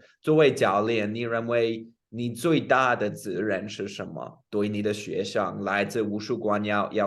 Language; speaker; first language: Chinese; non-native, fluent; English